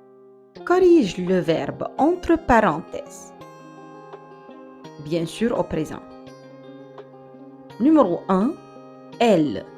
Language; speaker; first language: French; non-native, fluent; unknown